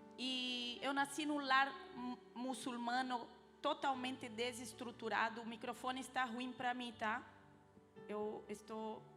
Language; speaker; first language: Portuguese; non-native, fluent; Arabic